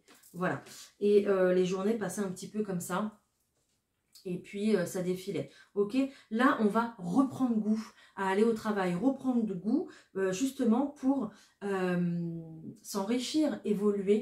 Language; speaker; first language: French; native; French